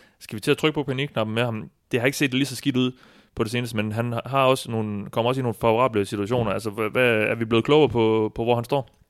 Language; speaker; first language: Danish; native; Danish